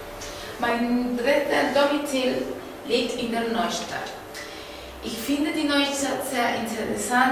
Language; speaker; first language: German; non-native, fluent; Spanish